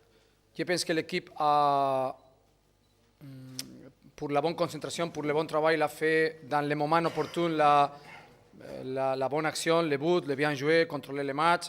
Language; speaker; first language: French; non-native, fluent; Spanish